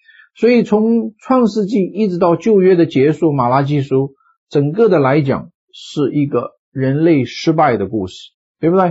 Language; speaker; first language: Chinese; native; Chinese